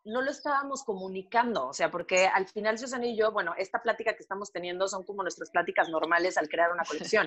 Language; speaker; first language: Spanish; native; Spanish